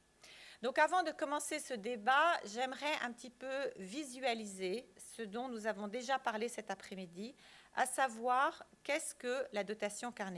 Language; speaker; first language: French; native; French